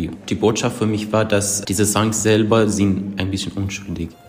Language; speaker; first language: German; non-native, fluent; Persian